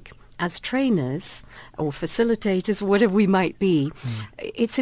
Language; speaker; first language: English; native; English